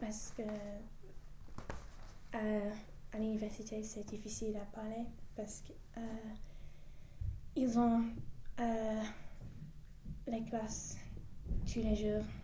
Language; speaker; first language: French; non-native, learner; English